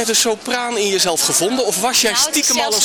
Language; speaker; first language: Dutch; native; Dutch